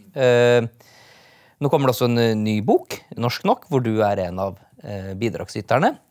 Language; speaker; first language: Norwegian; native; Norwegian